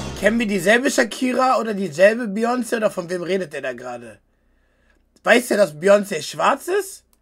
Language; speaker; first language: German; native; German